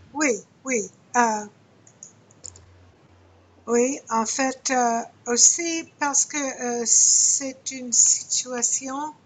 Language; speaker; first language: French; non-native, learner; English